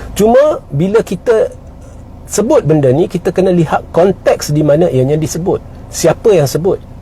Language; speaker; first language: Malay; native; Malay